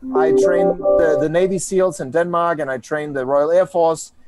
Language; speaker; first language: English; non-native, fluent; Danish